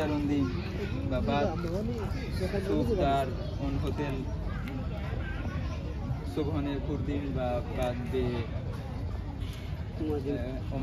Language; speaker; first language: Persian; non-native, learner; Bangla